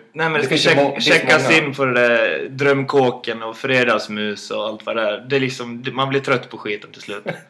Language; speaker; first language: Swedish; native; Swedish